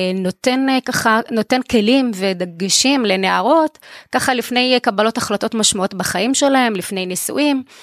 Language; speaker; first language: Hebrew; non-native, local second language; Arabic